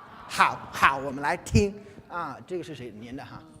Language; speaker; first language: Chinese; non-native, fluent; English